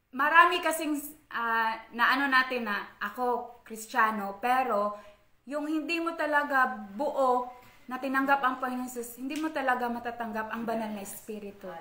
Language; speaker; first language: Filipino; non-native, local second language; Cebuano